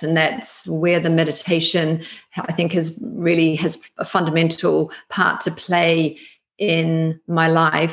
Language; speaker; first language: English; native; English